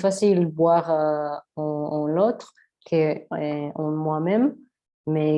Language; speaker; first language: French; non-native, learner; Spanish